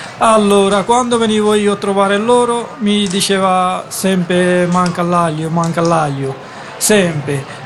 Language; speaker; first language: Italian; non-native, learner; Bangla